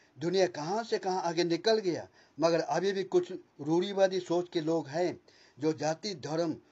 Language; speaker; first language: Hindi; non-native, local second language; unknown